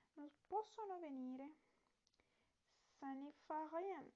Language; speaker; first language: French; non-native, learner; Italian